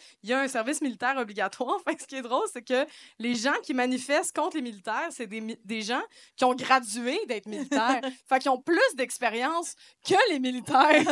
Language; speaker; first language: French; native; French